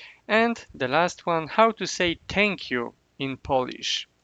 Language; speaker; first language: English; non-native, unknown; Polish